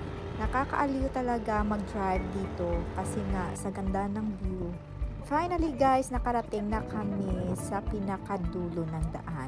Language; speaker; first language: Filipino; non-native, local second language; Hiligaynon